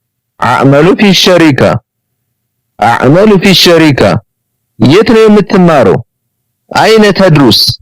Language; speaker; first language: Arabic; non-native, fluent; Amharic